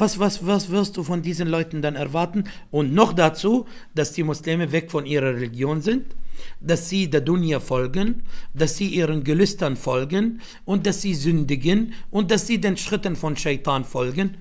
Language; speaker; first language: German; non-native, fluent; Arabic